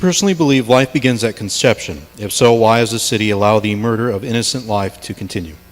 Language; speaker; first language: English; native; English